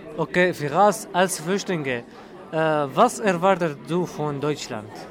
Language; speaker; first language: German; non-native, learner; Arabic